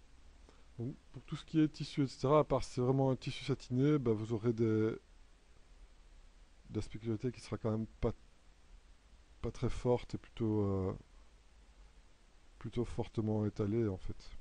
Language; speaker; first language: French; native; French